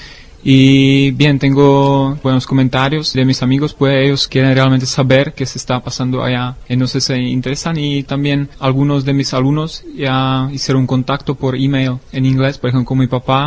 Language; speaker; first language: Spanish; non-native, learner; Czech